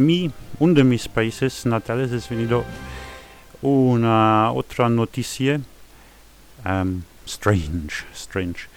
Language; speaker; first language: Spanish; non-native, fluent; German